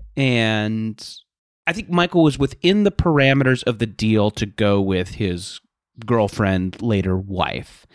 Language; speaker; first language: English; native; English